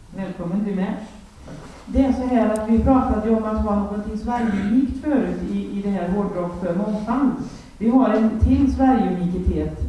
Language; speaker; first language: Swedish; native; Swedish